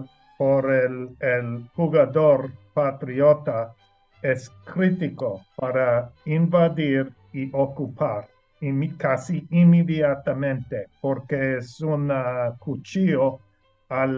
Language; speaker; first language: Spanish; non-native, learner; English